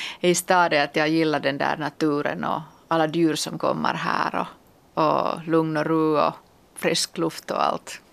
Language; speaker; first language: Swedish; non-native, local second language; Finnish